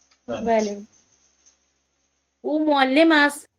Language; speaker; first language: Persian; non-native, learner; Urdu